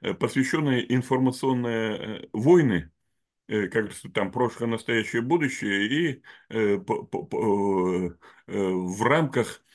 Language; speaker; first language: Russian; native; Russian